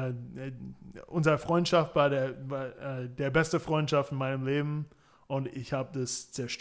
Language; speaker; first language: German; non-native, fluent; English